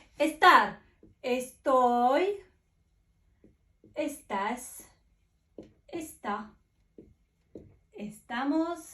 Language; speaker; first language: Spanish; non-native, fluent; Arabic